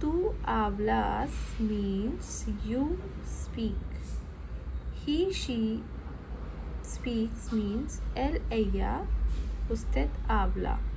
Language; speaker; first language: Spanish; non-native, fluent; Hindi